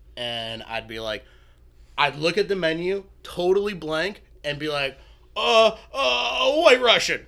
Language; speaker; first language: English; native; English